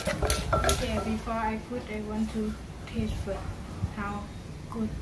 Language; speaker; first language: English; non-native, learner; Lao